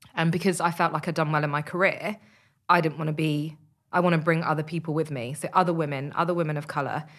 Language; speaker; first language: English; native; English